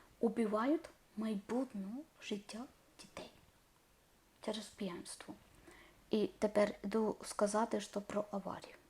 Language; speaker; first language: Ukrainian; non-native, learner; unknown